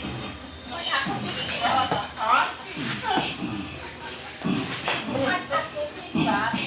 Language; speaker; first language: Portuguese; non-native, learner; Japanese